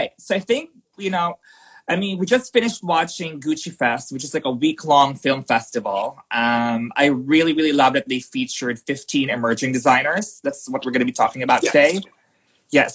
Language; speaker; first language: English; non-native, local second language; Filipino